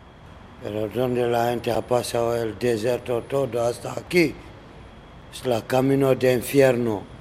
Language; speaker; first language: Spanish; non-native, learner; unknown